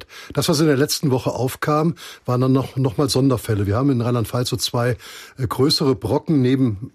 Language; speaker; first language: German; native; German